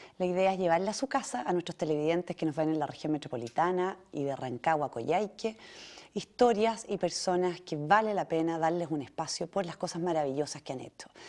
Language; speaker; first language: Spanish; native; Spanish